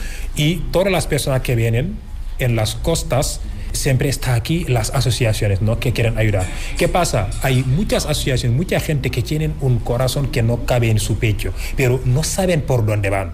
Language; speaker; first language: Spanish; non-native, fluent; Wolof